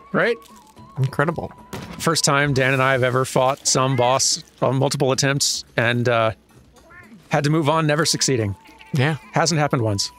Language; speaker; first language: English; native; English